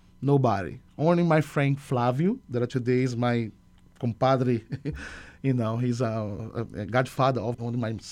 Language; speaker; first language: English; non-native, learner; Portuguese